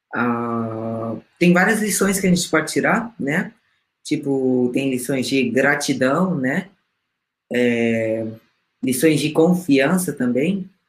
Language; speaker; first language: Portuguese; non-native, fluent; Spanish